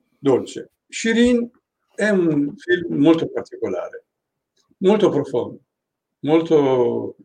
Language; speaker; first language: Italian; non-native, fluent; Persian